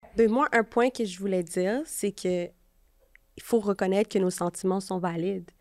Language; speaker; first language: French; native; French